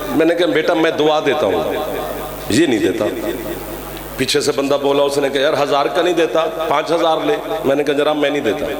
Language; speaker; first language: Urdu; non-native, local second language; Punjabi